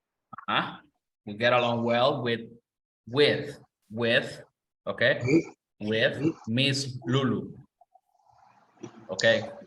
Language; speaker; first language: English; non-native, fluent; Spanish